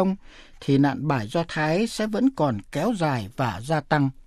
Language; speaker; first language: Vietnamese; native; Vietnamese